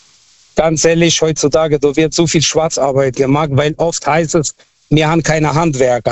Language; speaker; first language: German; non-native, fluent; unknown